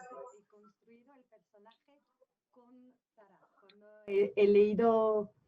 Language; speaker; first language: Spanish; non-native, fluent; French